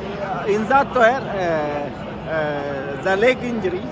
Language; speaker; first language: English; non-native, learner; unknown